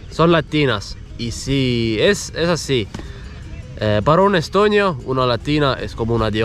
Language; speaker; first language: Spanish; non-native, fluent; Estonian